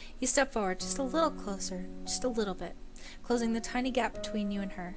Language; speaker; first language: English; native; English